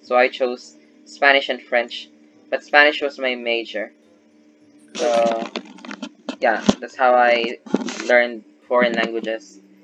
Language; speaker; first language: English; non-native, local second language; Filipino